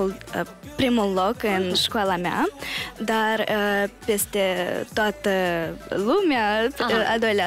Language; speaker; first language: Romanian; early bilingual, heritage; Romanian